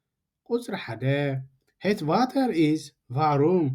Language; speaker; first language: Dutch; non-native, learner; Tigrinya